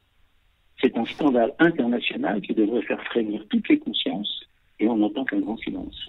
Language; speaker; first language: French; native; French